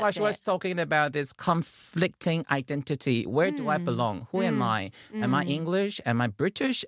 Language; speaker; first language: English; non-native, fluent; Chinese